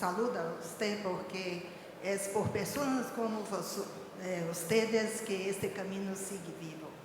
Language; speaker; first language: Spanish; non-native, learner; Portuguese